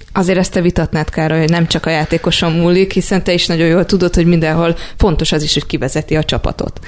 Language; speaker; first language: Hungarian; native; Hungarian